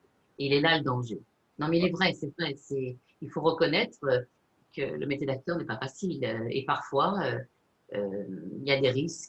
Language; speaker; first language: French; non-native, fluent; Spanish